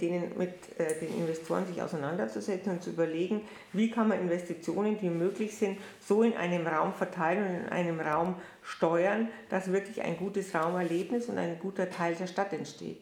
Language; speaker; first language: German; native; German